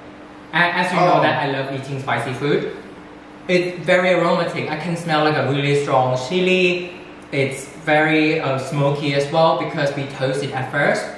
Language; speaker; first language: English; non-native, fluent; Thai